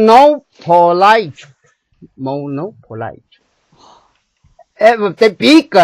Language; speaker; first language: English; non-native, learner; Chinese